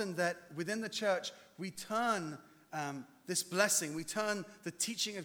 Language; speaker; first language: English; native; English